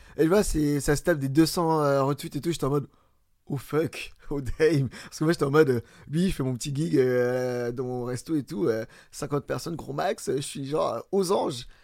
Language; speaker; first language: French; early bilingual, other home language; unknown